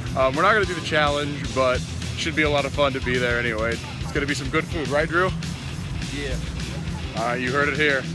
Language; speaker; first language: English; native; English